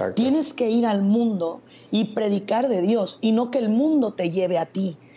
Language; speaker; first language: Spanish; native; Spanish